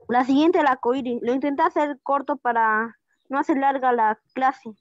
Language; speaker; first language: Spanish; native; Spanish